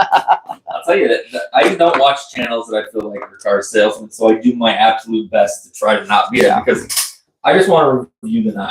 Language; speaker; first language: English; native; English